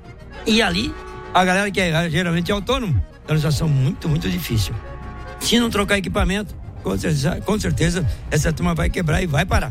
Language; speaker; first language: Portuguese; native; Portuguese